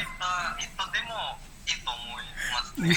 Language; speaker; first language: Japanese; non-native, learner; Indonesian